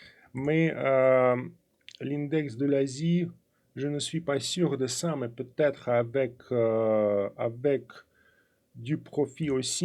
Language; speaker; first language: French; non-native, fluent; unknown